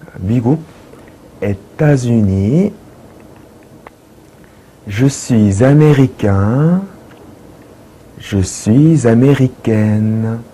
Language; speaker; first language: French; non-native, fluent; Korean